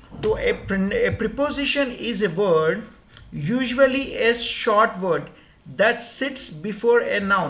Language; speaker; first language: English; non-native, local second language; Hindi